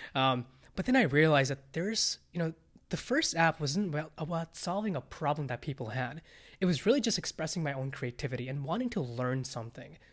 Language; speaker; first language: English; early bilingual, other home language; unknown